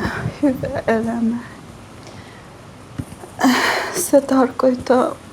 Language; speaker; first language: Finnish; non-native, fluent; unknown